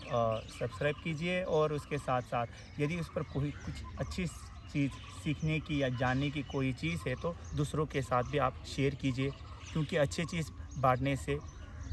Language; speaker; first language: Hindi; non-native, local second language; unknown